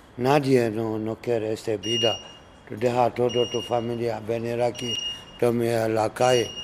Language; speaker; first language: Spanish; non-native, learner; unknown